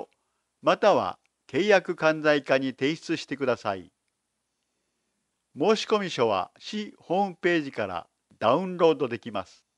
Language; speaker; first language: Japanese; native; Japanese